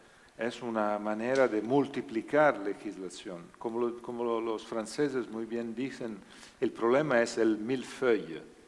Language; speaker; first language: Spanish; non-native, learner; Italian